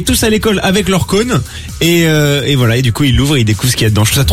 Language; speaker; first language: French; native; French